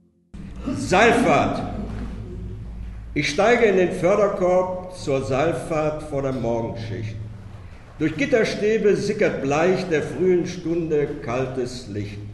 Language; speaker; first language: German; native; German